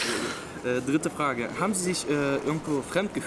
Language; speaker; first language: German; native; German